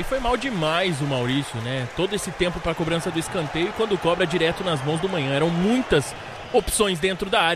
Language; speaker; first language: Portuguese; native; Portuguese